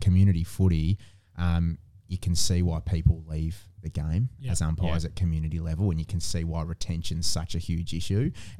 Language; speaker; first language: English; native; English